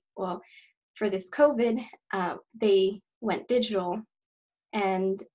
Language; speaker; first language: English; native; English